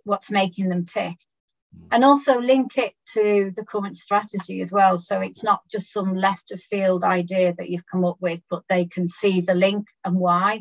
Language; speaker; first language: English; native; English